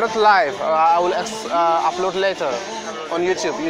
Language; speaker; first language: English; non-native, learner; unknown